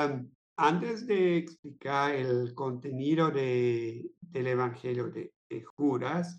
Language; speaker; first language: Spanish; non-native, fluent; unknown